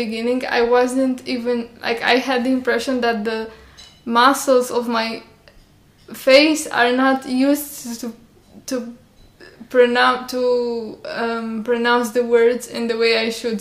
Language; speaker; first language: English; non-native, fluent; Romanian